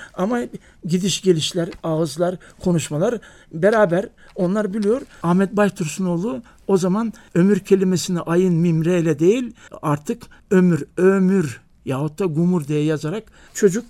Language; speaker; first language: Turkish; native; Turkish